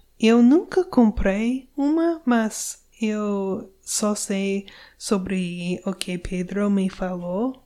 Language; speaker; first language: Portuguese; non-native, learner; English